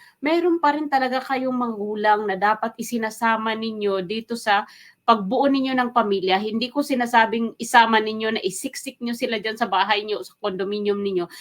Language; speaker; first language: Filipino; non-native, local second language; Waray